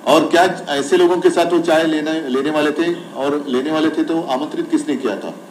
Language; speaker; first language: Hindi; non-native, local second language; Marathi